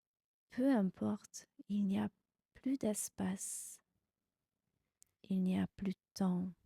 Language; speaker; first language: French; non-native, fluent; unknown